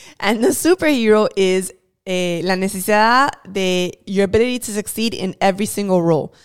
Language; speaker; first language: English; early bilingual, other home language; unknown